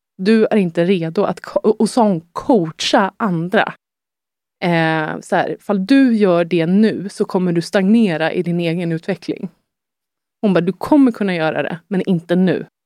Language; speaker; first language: Swedish; native; Swedish